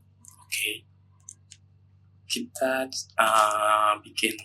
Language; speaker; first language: Indonesian; native; Indonesian